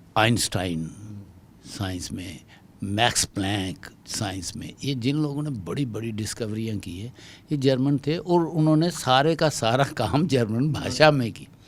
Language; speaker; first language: Hindi; non-native, local second language; Dogri